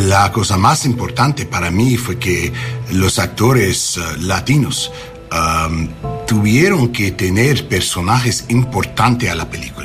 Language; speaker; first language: Spanish; non-native, learner; English